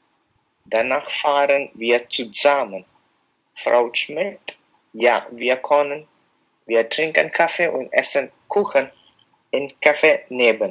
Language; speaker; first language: German; non-native, learner; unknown